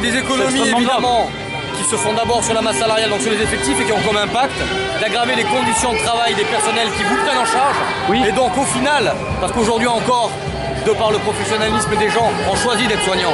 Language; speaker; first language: French; native; French